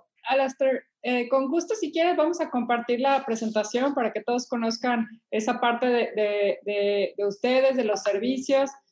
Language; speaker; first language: Spanish; native; Spanish